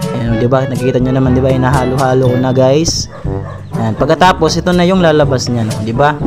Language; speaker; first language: Filipino; non-native, local second language; Waray